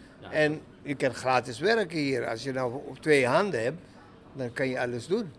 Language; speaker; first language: Dutch; non-native, learner; Arabic